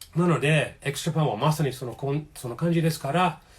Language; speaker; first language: Japanese; non-native, fluent; English